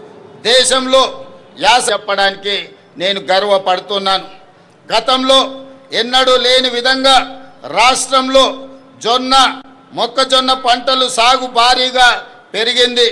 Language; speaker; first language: Telugu; native; Telugu